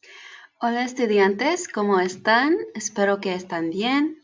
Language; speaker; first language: Spanish; non-native, fluent; English